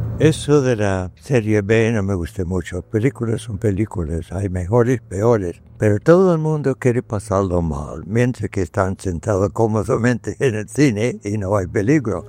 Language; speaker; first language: Spanish; non-native, fluent; English